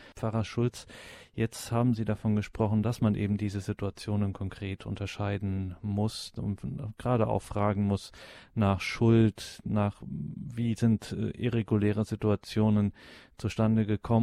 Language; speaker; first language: German; native; German